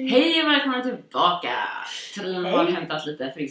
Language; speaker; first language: Swedish; native; Swedish